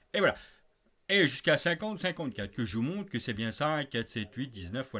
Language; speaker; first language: French; native; French